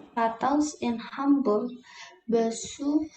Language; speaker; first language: German; non-native, learner; Indonesian